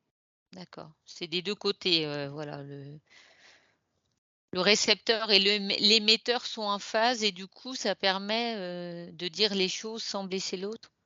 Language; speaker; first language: French; native; French